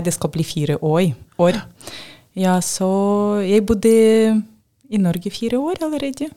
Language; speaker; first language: Norwegian; non-native, learner; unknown